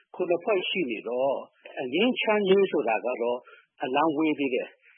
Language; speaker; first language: Burmese; non-native, local second language; Shan